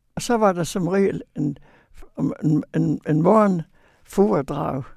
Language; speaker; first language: Danish; native; Danish